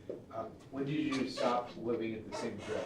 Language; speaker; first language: English; native; English